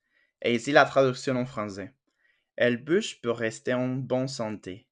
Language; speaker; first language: French; non-native, fluent; Spanish